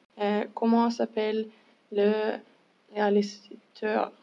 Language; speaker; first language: French; non-native, learner; English